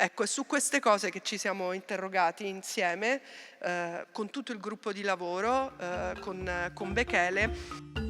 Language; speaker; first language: Italian; native; Italian